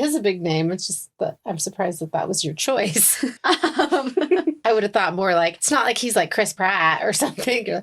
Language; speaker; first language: English; native; English